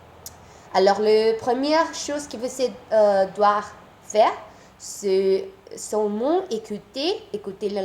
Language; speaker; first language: French; non-native, learner; Spanish